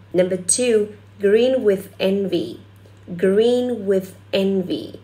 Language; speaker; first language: English; non-native, fluent; Vietnamese